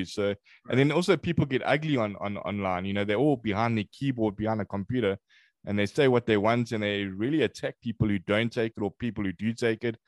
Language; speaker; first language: English; native; English